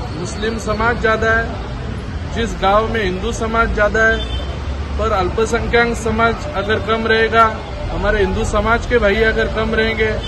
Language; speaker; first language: Hindi; non-native, local second language; Marathi